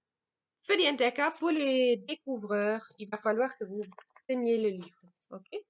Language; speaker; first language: French; non-native, fluent; German